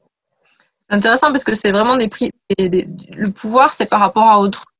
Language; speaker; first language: French; native; French